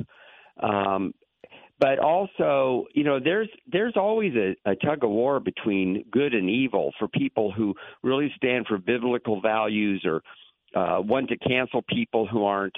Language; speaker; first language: English; native; English